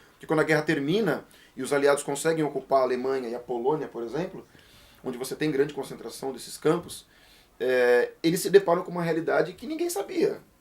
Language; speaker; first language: Portuguese; native; Portuguese